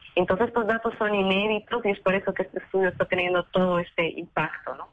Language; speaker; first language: Spanish; native; Spanish